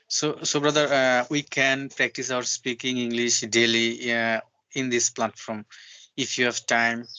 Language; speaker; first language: English; non-native, learner; Bangla